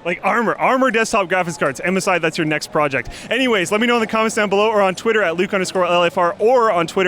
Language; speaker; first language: English; native; English